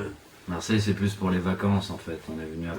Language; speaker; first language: French; native; French